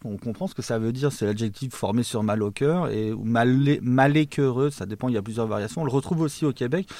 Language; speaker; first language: French; native; French